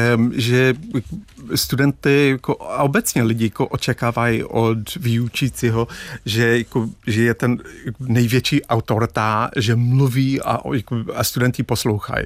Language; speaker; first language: Czech; non-native, fluent; English